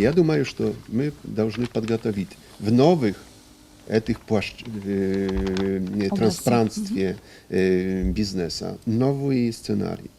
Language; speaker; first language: Russian; non-native, learner; Polish